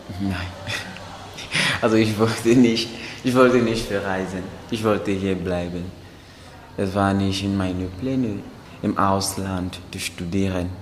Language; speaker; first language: German; non-native, learner; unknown